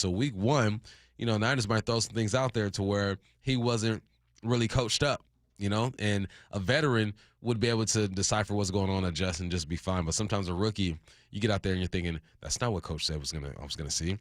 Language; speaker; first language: English; native; English